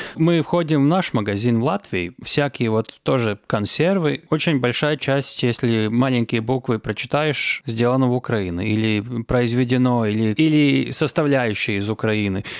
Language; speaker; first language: Russian; non-native, local second language; Latvian